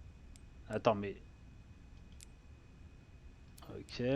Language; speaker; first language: French; native; French